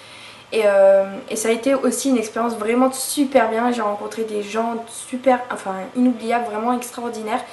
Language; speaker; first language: French; native; French